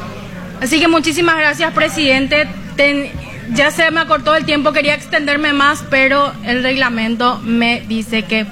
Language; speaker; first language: Spanish; native; Spanish